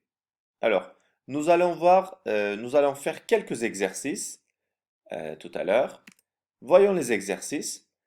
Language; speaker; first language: French; non-native, fluent; Turkish